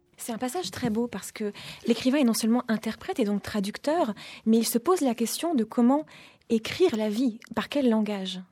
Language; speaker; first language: French; native; French